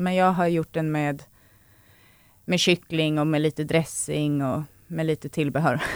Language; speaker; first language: Swedish; native; Swedish